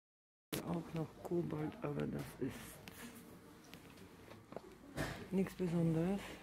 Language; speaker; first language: German; non-native, fluent; Russian